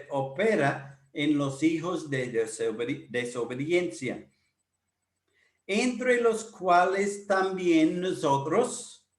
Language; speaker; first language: Spanish; non-native, fluent; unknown